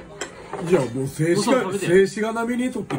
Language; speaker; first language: Japanese; native; Japanese